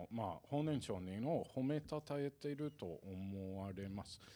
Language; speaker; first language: Japanese; non-native, fluent; English